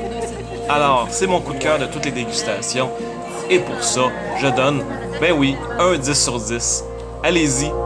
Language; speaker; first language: French; native; French